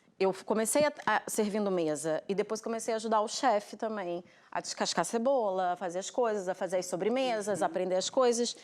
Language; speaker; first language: Portuguese; native; Portuguese